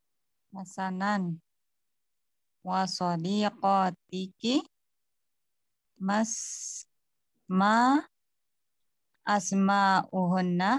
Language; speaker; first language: Arabic; non-native, learner; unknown